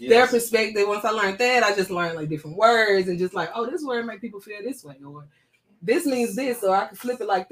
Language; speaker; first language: English; native; English